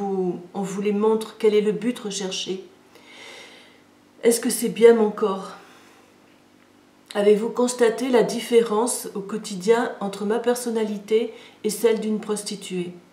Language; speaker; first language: French; native; French